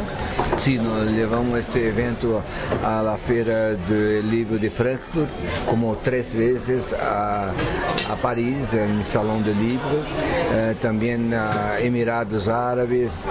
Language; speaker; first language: Spanish; non-native, fluent; Portuguese